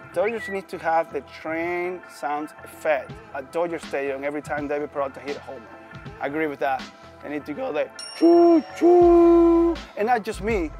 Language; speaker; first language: English; non-native, fluent; Spanish